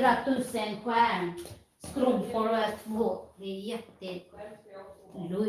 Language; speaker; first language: Swedish; non-native, fluent; Filipino